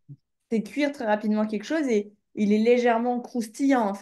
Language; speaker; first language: French; native; French